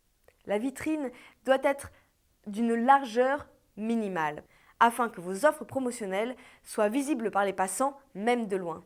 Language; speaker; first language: French; native; French